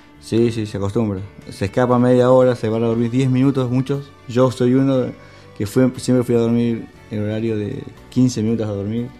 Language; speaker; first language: Spanish; native; Spanish